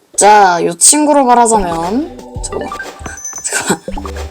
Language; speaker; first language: Korean; native; Korean